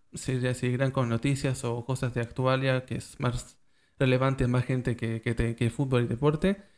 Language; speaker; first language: Spanish; early bilingual, heritage; Spanish